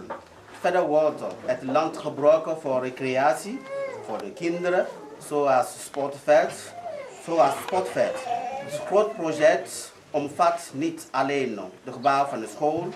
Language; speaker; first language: Dutch; non-native, learner; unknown